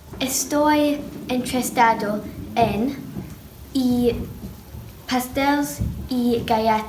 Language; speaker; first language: Spanish; non-native, learner; English